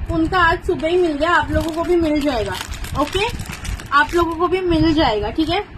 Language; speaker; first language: Hindi; non-native, local second language; Marathi